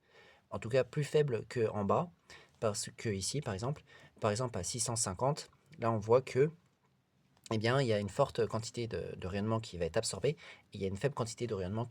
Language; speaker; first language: French; native; French